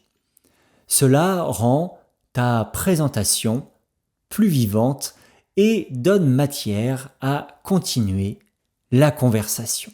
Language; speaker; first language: French; native; French